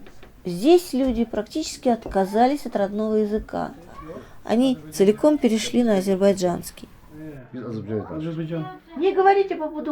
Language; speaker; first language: Russian; native; Russian